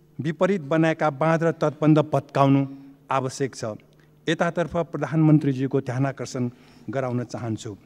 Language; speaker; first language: Nepali; non-native, local second language; Newari